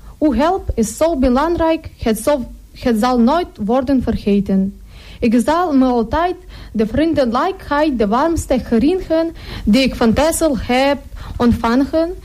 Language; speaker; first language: Dutch; non-native, fluent; Ukrainian